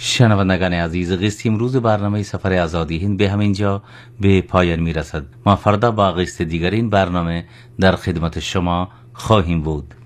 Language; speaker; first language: Persian; non-native, fluent; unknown